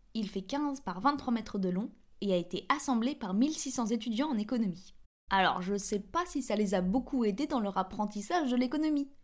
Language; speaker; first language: French; native; French